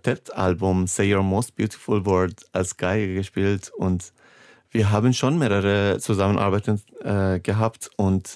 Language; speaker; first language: German; non-native, fluent; Persian